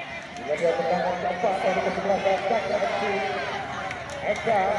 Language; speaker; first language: Indonesian; native; Indonesian